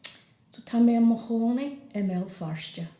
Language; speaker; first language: Irish; non-native, fluent; English